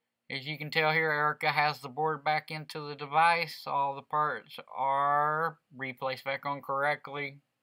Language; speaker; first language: English; early bilingual, other home language; Spanish